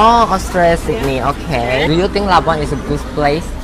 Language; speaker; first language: English; non-native, learner; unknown